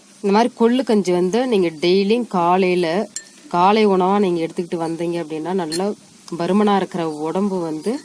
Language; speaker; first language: Tamil; native; Tamil